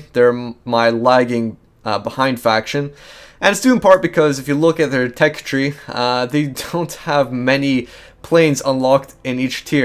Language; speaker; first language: English; native; English